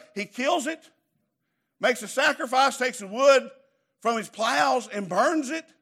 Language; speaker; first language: English; native; English